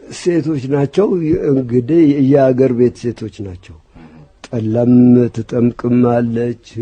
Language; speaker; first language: Amharic; non-native, local second language; Tigrinya